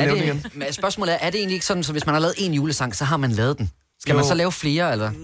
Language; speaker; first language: Danish; native; Danish